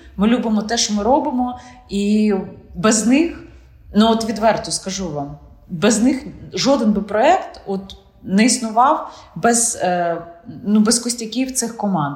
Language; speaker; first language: Ukrainian; non-native, local second language; Russian